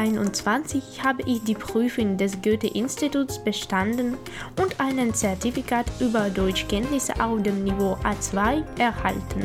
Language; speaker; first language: German; non-native, fluent; Ukrainian